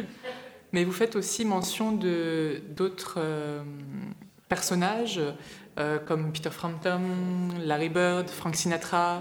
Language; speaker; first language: French; native; French